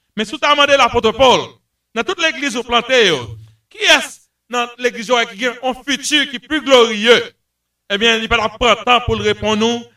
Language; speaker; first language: French; native; French